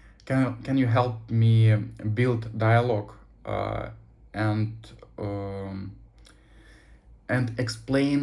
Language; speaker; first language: English; non-native, learner; Russian